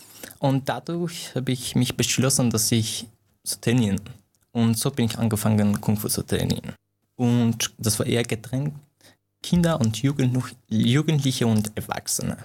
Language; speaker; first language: German; non-native, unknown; Persian